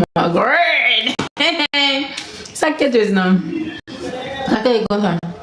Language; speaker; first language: French; non-native, learner; Haitian Creole